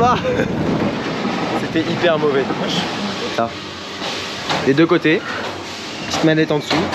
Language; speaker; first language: French; native; French